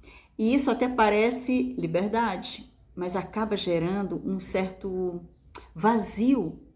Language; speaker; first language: Portuguese; native; Portuguese